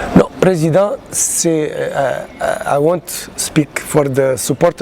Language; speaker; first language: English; non-native, learner; Portuguese